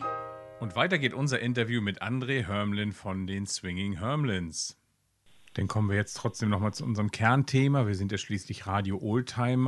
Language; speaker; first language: German; native; German